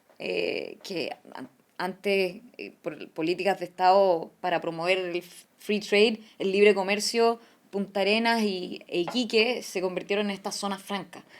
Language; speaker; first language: Spanish; early bilingual, other home language; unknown